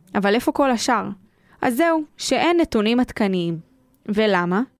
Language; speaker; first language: Hebrew; native; Hebrew